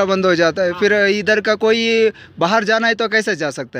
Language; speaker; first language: Hindi; non-native, local second language; Kannada